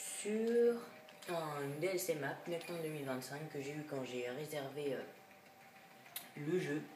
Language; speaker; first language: French; native; French